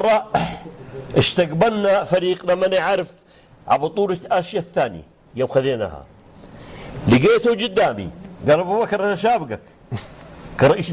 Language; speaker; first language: Arabic; native; Arabic